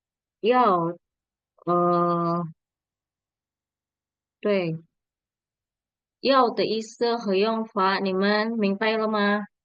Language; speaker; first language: Chinese; non-native, fluent; Indonesian